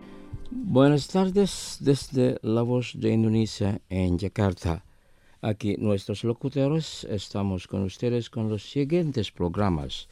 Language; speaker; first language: Spanish; non-native, fluent; Indonesian